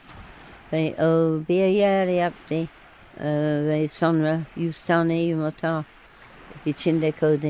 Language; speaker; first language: Turkish; non-native, learner; English